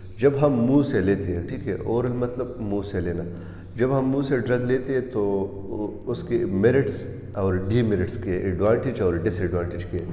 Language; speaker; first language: Urdu; non-native, local second language; Pashto